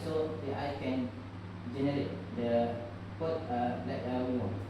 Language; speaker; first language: English; non-native, learner; Malay